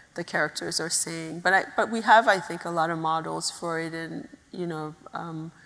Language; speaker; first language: English; early bilingual, other home language; Haitian Creole